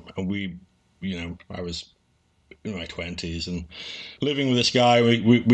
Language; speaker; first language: English; native; English